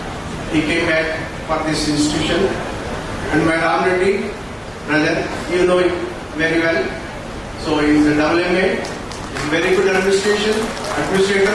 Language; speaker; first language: English; non-native, local second language; Telugu